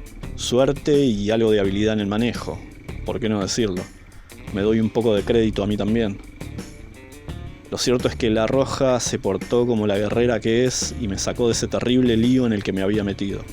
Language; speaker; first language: Spanish; native; Spanish